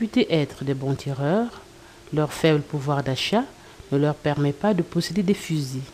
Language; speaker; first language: French; non-native, local second language; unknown